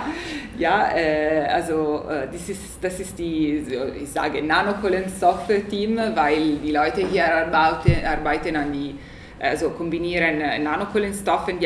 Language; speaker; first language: German; non-native, learner; Italian